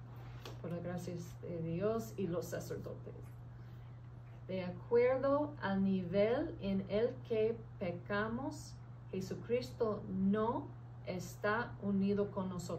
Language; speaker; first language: Spanish; early bilingual, heritage; English